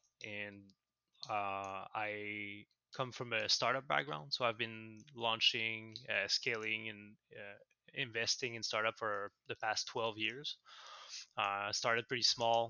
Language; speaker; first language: English; non-native, fluent; French